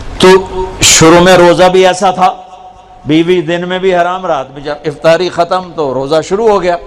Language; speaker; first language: Urdu; non-native, local second language; Punjabi